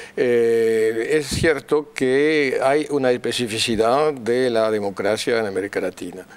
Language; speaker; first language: Spanish; non-native, fluent; French